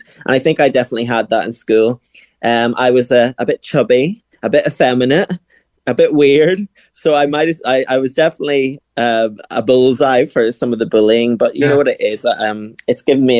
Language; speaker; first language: English; native; English